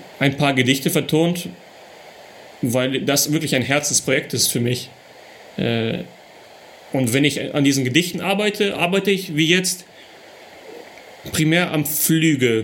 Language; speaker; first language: German; early bilingual, other home language; Russian